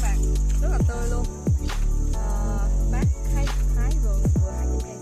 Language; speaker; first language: Vietnamese; native; Vietnamese